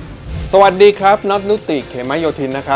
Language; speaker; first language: Thai; early bilingual, heritage; Thai